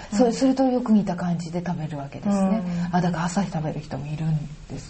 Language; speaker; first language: Japanese; native; Japanese